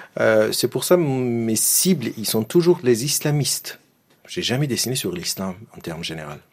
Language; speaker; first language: French; non-native, fluent; Persian